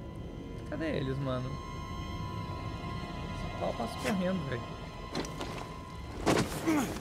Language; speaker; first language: Portuguese; native; Portuguese